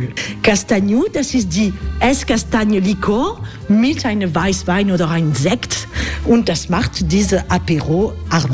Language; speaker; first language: German; non-native, learner; French